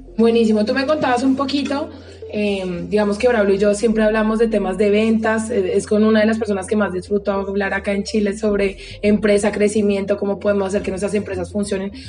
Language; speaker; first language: Spanish; native; Spanish